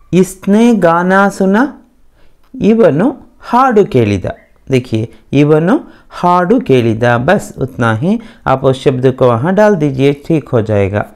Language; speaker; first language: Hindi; non-native, local second language; Kannada